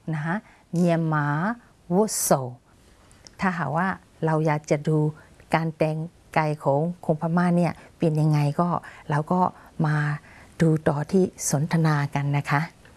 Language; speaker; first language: Thai; non-native, fluent; Burmese